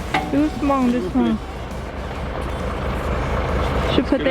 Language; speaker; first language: French; non-native, learner; Thai